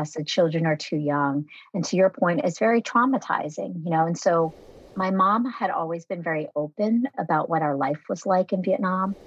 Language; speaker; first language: English; early bilingual, other home language; Vietnamese